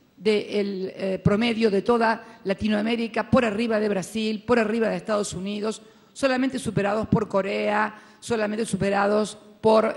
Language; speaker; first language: Spanish; native; Spanish